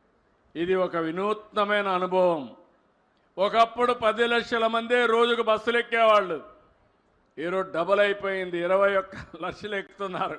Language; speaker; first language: Telugu; native; Telugu